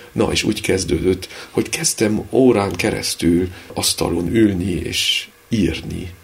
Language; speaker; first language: Hungarian; early bilingual, heritage; Hungarian